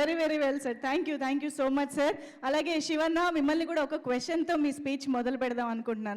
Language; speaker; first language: Telugu; native; Telugu